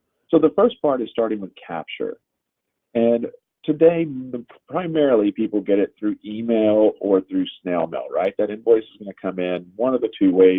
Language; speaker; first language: English; native; English